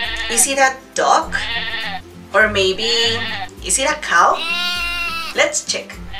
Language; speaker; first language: English; non-native, fluent; Spanish